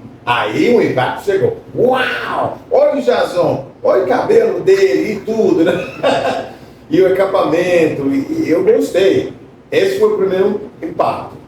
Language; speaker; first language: Portuguese; non-native, fluent; English